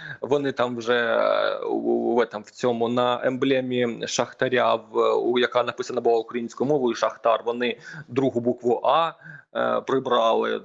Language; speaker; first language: Ukrainian; non-native, local second language; Russian